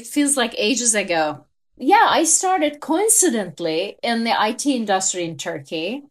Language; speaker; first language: English; non-native, fluent; Turkish